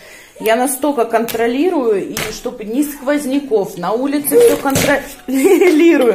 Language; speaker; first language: Russian; native; Russian